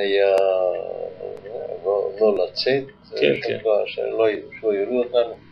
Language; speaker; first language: Hebrew; non-native, fluent; Yiddish